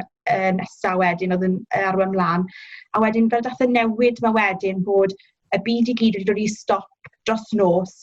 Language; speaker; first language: Welsh; native; Welsh